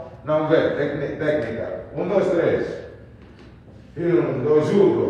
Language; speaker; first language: Portuguese; native; Portuguese